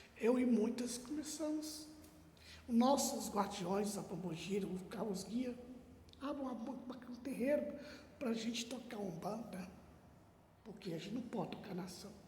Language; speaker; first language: Portuguese; native; Portuguese